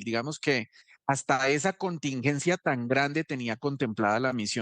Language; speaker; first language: Spanish; native; Spanish